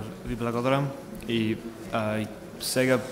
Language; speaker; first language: Macedonian; non-native, fluent; English